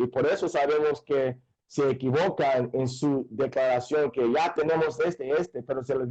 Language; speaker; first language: Spanish; non-native, fluent; English